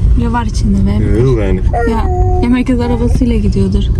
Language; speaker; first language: Turkish; early bilingual, heritage; Turkish